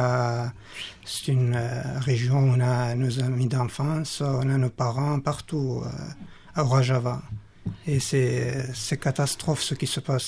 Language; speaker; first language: French; non-native, fluent; Kurdish